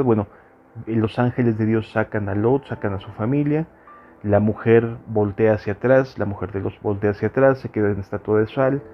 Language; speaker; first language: Spanish; native; Spanish